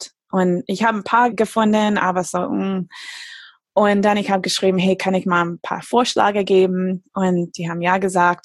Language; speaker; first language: German; non-native, fluent; English